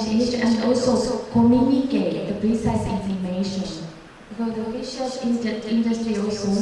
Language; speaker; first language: English; non-native, learner; Japanese